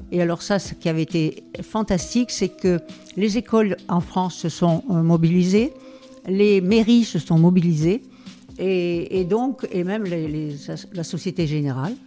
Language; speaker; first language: French; native; French